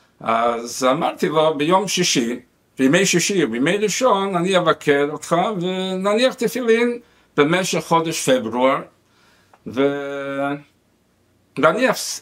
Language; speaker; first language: Hebrew; non-native, fluent; Spanish